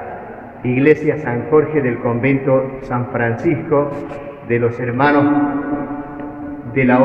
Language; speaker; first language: Spanish; native; Spanish